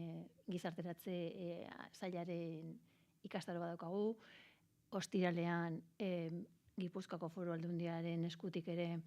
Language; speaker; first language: Basque; native; Basque